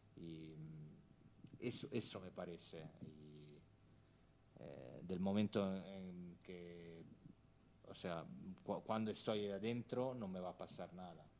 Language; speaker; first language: Spanish; non-native, fluent; Italian